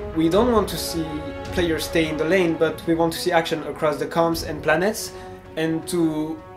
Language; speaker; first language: English; non-native, fluent; French